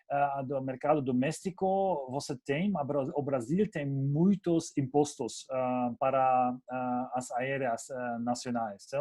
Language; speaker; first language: Portuguese; non-native, fluent; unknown